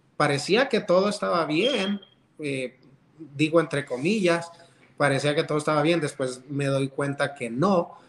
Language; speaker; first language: Spanish; early bilingual, heritage; Spanish